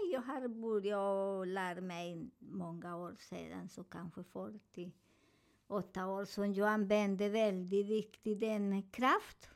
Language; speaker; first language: Swedish; non-native, learner; Spanish